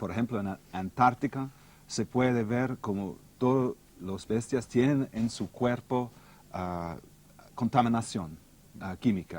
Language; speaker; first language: Spanish; non-native, fluent; English